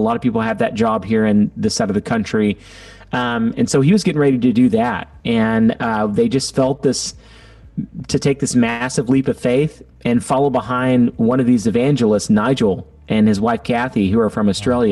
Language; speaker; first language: English; native; English